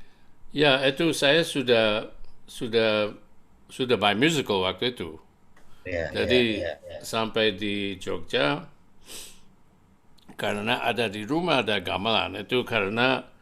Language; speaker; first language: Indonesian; non-native, fluent; English